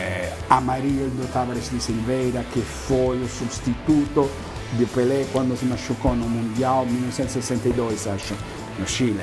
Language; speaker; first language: Portuguese; non-native, fluent; Italian